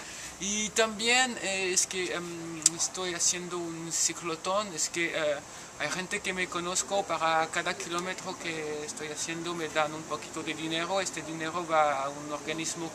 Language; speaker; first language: Spanish; non-native, fluent; French